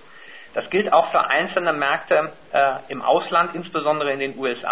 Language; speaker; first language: German; native; German